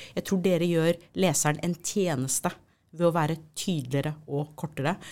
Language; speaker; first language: Norwegian; non-native, fluent; English